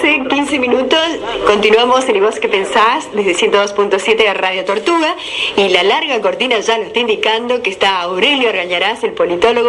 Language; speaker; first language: Spanish; native; Spanish